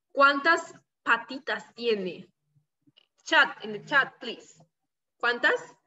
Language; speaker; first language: Spanish; native; Spanish